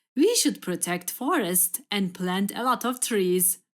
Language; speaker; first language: English; non-native, fluent; Turkish